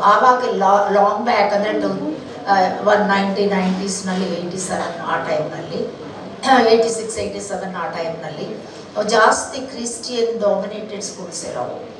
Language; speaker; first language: Kannada; non-native, local second language; Telugu